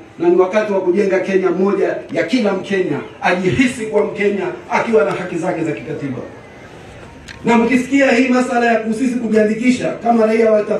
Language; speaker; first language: Swahili; native; Swahili